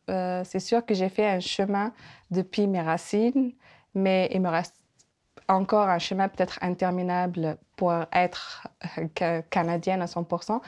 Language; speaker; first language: French; non-native, local second language; Kabyle